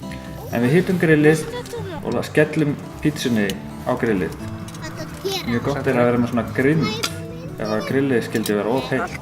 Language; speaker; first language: Icelandic; native; Icelandic